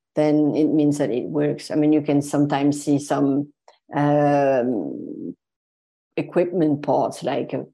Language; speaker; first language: English; non-native, fluent; French